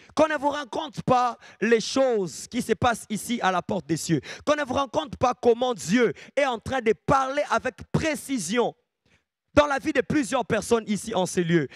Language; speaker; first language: French; non-native, local second language; Lingala